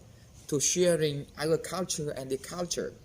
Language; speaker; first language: English; non-native, fluent; Khmer